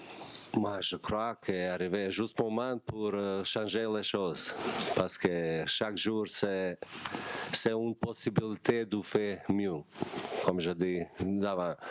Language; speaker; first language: French; non-native, learner; Bosnian